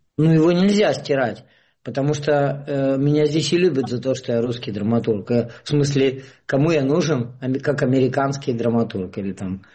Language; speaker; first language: Russian; native; Russian